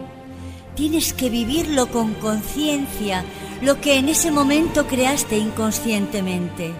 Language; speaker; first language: Spanish; native; Spanish